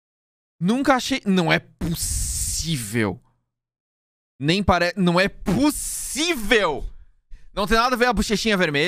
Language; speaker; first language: Portuguese; native; Portuguese